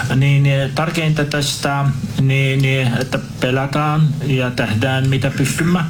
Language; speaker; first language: Finnish; non-native, fluent; Turkish